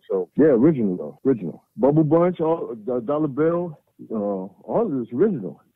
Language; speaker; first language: English; native; English